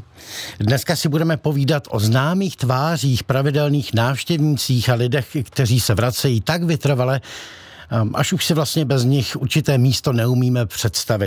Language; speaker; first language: Czech; native; Czech